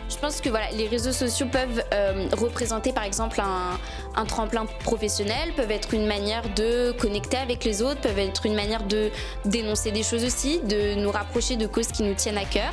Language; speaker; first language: French; native; French